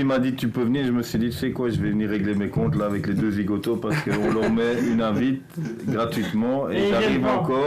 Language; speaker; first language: French; native; French